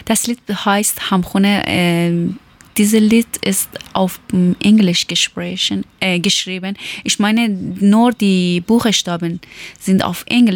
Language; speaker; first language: German; non-native, learner; Persian